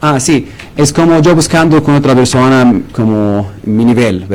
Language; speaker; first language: Spanish; non-native, learner; Arabic